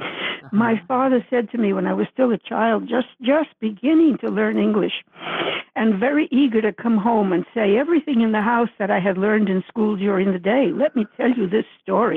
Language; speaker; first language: English; early bilingual, other home language; Spanish